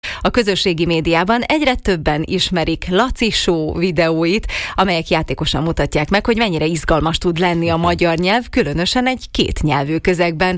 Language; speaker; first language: Hungarian; native; Hungarian